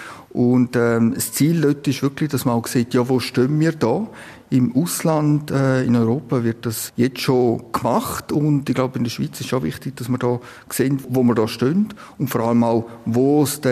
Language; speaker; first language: German; native; German